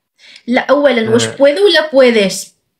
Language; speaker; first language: Spanish; non-native, fluent; Arabic